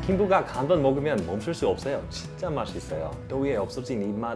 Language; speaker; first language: Korean; non-native, fluent; English